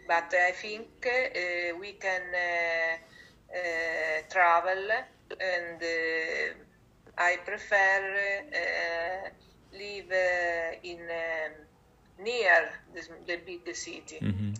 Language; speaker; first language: English; non-native, learner; Italian